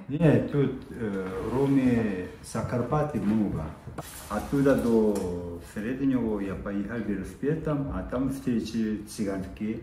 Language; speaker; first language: Ukrainian; non-native, learner; Korean